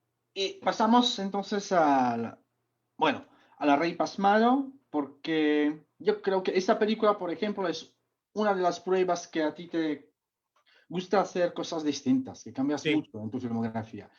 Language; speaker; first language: Spanish; non-native, fluent; Czech